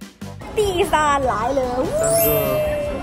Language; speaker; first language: Chinese; non-native, learner; Thai